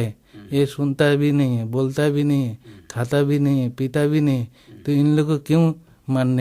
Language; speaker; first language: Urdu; non-native, learner; Nepali